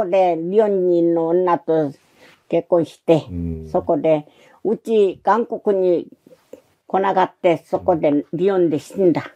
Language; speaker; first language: Japanese; non-native, learner; Korean